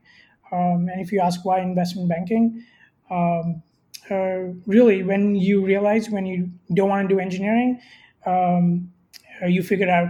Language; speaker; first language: English; non-native, local second language; Hindi